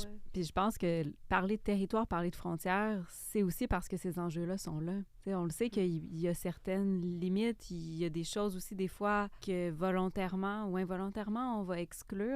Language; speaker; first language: French; native; French